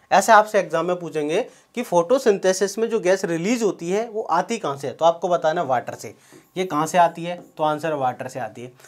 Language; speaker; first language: Hindi; native; Hindi